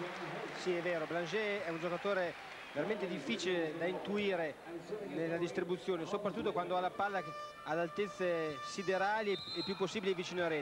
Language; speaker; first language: Italian; native; Italian